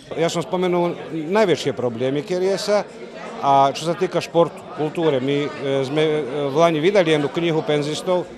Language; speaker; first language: Slovak; native; Slovak